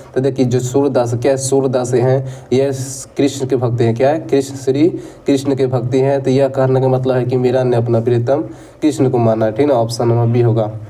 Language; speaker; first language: Hindi; native; Hindi